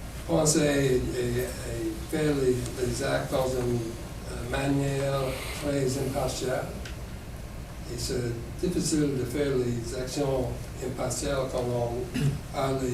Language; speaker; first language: French; non-native, local second language; English